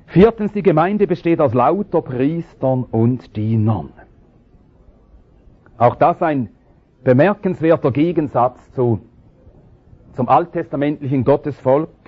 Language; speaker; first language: German; native; German